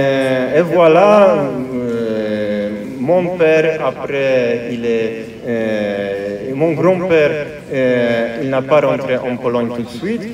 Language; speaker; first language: French; non-native, fluent; Polish